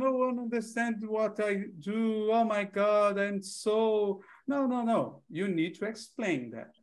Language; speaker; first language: English; non-native, learner; Portuguese